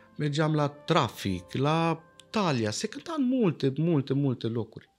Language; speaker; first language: Romanian; early bilingual, heritage; Romanian